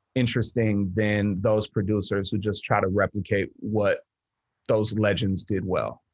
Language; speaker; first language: English; native; English